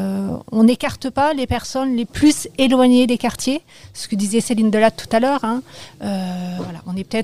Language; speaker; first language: French; native; French